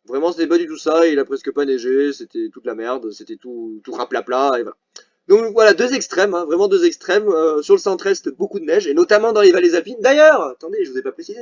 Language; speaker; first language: French; native; French